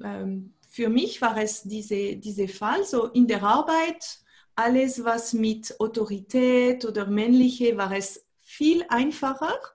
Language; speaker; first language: German; non-native, fluent; French